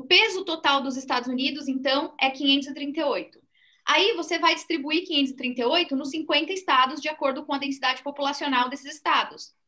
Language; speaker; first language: Portuguese; native; Portuguese